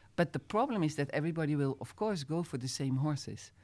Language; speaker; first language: English; non-native, fluent; Dutch